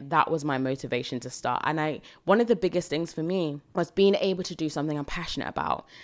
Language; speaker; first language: English; native; English